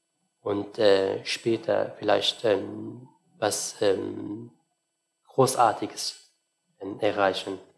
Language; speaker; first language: German; non-native, fluent; Arabic